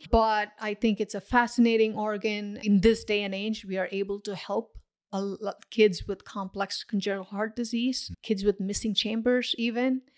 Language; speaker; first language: English; non-native, local second language; Tamil